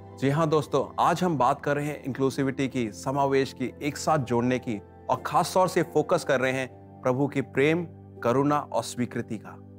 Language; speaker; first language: Hindi; native; Hindi